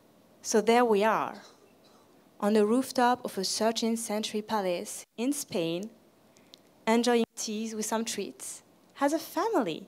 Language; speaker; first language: English; non-native, fluent; French